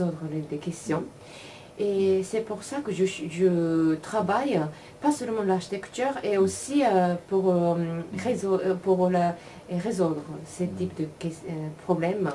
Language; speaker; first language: French; non-native, learner; Japanese